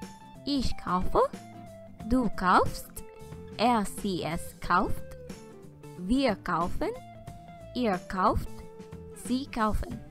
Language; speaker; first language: German; non-native, fluent; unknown